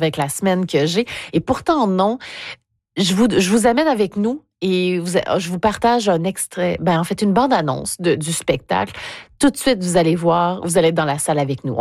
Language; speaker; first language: French; native; French